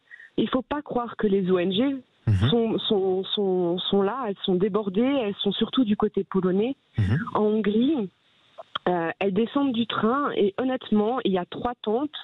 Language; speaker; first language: French; native; French